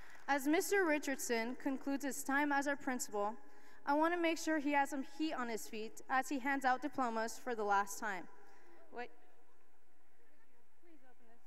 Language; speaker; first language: English; early bilingual, other home language; Spanish